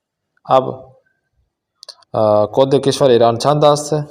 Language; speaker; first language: Persian; non-native, fluent; Urdu